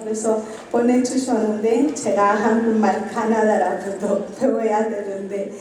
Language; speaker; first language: Korean; non-native, learner; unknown